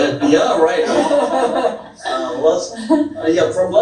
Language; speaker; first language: English; non-native, local second language; Bangla